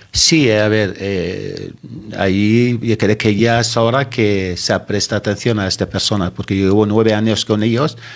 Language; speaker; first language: Spanish; non-native, fluent; Arabic